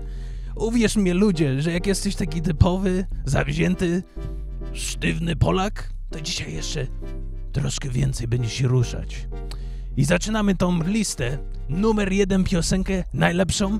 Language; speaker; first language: Polish; early bilingual, heritage; English